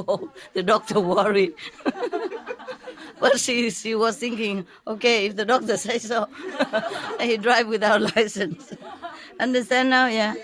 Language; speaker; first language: English; non-native, fluent; Vietnamese